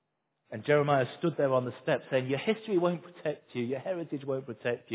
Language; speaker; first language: English; native; English